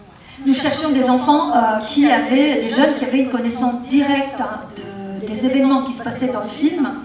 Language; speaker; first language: French; native; French